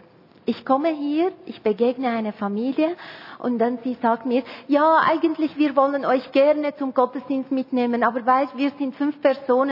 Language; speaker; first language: German; non-native, fluent; Arabic